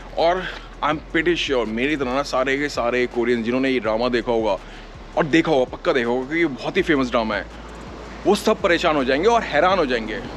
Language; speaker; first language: Hindi; native; Hindi